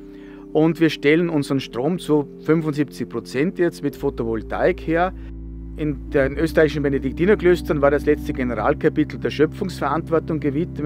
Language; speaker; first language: German; native; German